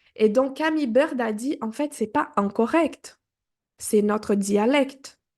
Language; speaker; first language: French; non-native, fluent; Portuguese